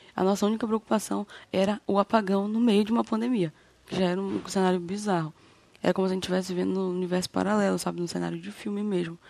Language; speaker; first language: Portuguese; native; Portuguese